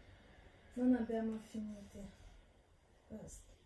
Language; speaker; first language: Italian; non-native, learner; Russian